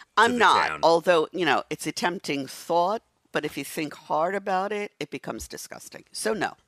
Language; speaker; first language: English; native; English